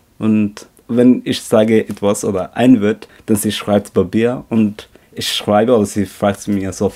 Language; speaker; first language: German; non-native, learner; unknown